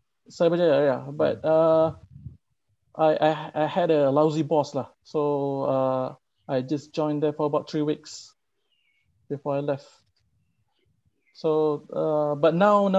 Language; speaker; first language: English; non-native, local second language; Malay